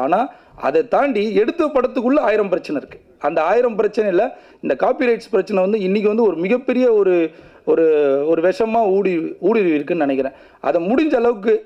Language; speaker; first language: Tamil; native; Tamil